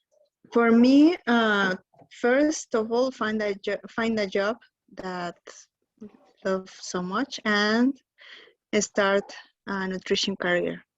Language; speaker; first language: English; non-native, learner; Spanish